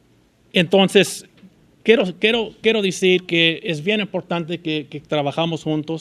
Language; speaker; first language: Spanish; early bilingual, heritage; Spanish